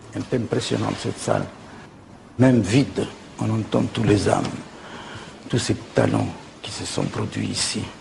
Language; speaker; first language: French; native; French